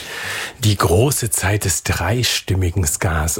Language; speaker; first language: German; native; German